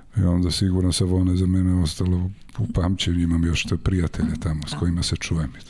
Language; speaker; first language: Serbian; native; Serbian